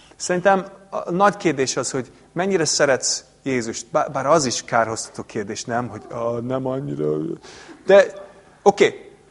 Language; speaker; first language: Hungarian; non-native, fluent; English